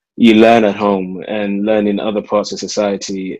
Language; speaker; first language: English; native; English